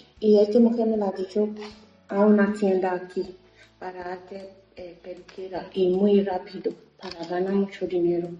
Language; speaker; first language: Spanish; non-native, learner; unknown